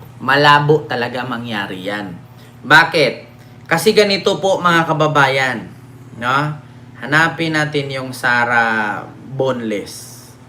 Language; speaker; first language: Filipino; non-native, local second language; Cebuano